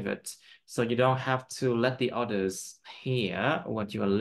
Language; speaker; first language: English; non-native, fluent; Vietnamese